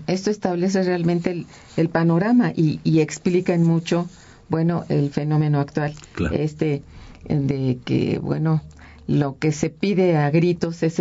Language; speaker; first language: Spanish; native; Spanish